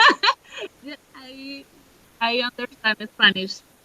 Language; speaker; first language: English; non-native, learner; Spanish